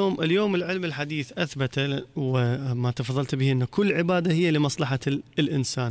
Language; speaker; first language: Arabic; native; Arabic